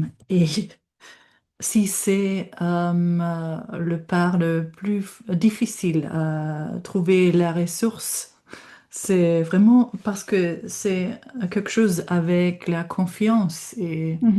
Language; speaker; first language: French; non-native, fluent; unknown